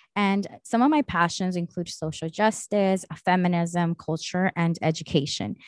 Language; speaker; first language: English; early bilingual, other home language; Spanish